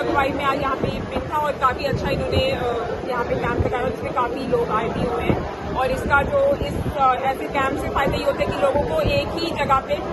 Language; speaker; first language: Hindi; non-native, local second language; Punjabi